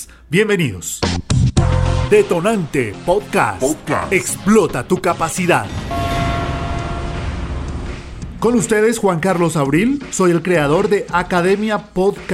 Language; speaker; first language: Spanish; native; Spanish